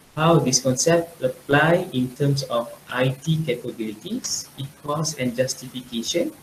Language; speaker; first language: English; non-native, local second language; Malay